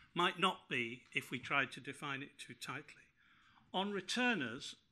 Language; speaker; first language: English; native; English